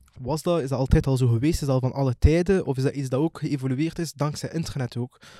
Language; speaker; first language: Dutch; early bilingual, other home language; Arabic